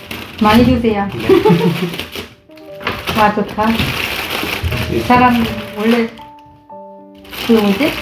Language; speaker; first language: Korean; non-native, fluent; Vietnamese